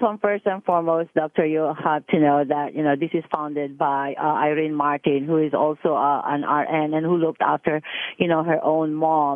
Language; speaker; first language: English; non-native, local second language; Filipino